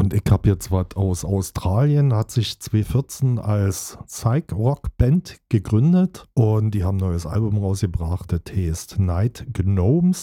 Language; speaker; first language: German; native; German